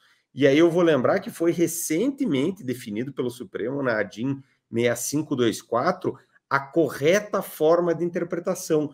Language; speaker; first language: Portuguese; native; Portuguese